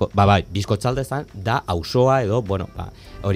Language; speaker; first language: Basque; native; Basque